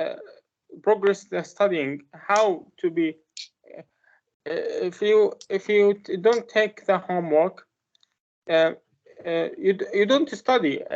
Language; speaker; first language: English; non-native, learner; Arabic